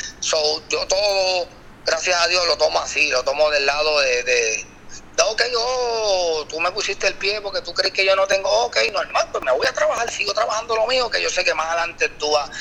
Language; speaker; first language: Spanish; native; Spanish